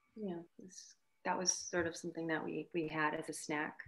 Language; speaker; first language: English; native; English